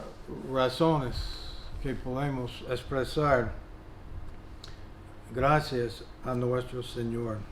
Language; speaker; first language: Spanish; non-native, fluent; English